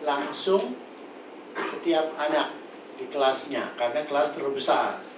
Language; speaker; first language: Malay; non-native, local second language; Balinese